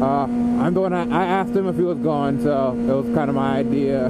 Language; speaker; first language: English; native; English